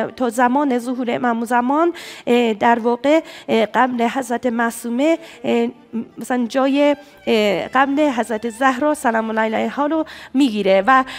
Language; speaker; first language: Persian; non-native, fluent; Japanese